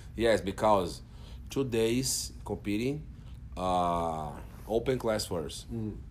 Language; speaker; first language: English; non-native, learner; Portuguese